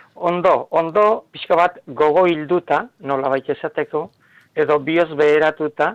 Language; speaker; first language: Basque; native; Basque